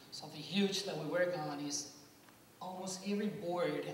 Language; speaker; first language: English; non-native, fluent; Spanish